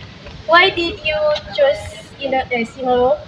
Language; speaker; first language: English; non-native, learner; Indonesian